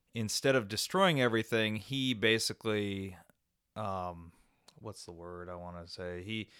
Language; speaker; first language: English; native; English